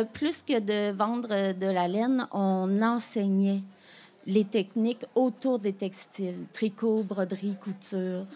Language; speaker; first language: French; native; French